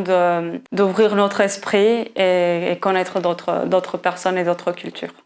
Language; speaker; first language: French; non-native, fluent; Portuguese